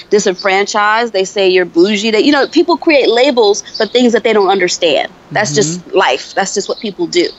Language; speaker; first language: English; native; English